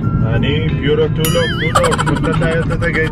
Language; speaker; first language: Filipino; non-native, learner; Arabic